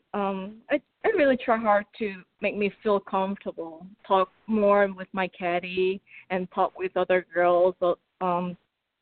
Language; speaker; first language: English; non-native, fluent; Korean